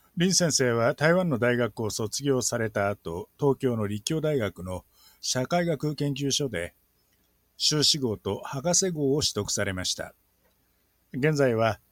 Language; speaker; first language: Japanese; native; Japanese